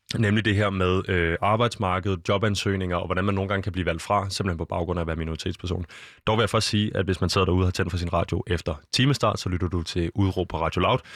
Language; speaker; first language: Danish; native; Danish